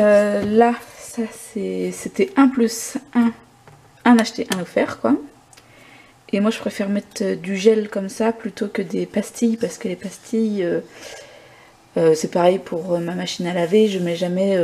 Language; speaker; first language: French; native; French